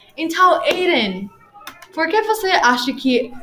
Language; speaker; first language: Portuguese; non-native, learner; English